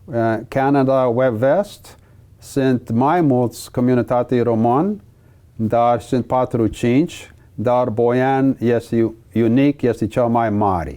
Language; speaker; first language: Romanian; early bilingual, heritage; English